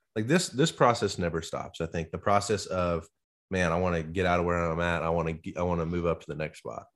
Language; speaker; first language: English; native; English